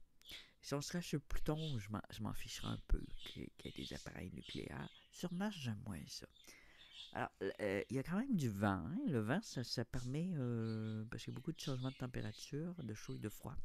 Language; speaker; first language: French; native; French